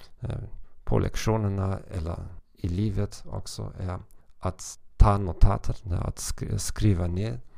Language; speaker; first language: Swedish; non-native, learner; German